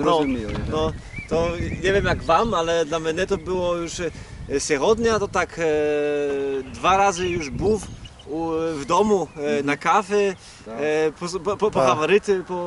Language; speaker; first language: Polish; non-native, learner; Ukrainian